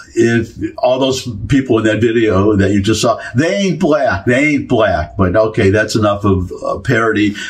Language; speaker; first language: English; native; English